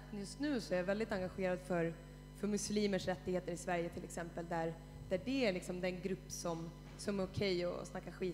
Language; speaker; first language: Swedish; native; Swedish